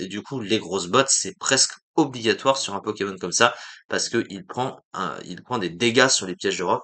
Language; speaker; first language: French; native; French